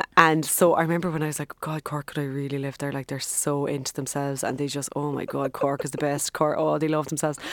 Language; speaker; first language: English; native; English